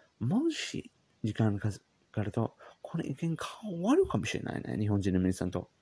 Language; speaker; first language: Japanese; non-native, learner; English